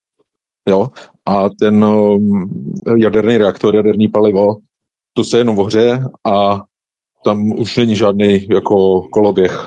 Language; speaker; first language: Czech; native; Czech